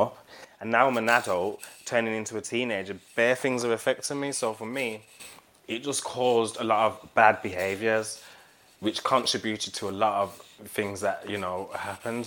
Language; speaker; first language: English; native; English